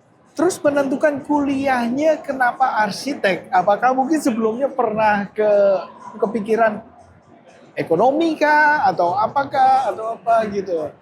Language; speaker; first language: Indonesian; native; Indonesian